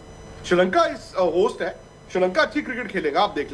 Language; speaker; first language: Hindi; native; Hindi